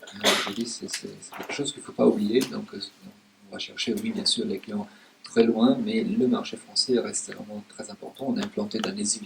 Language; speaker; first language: French; native; French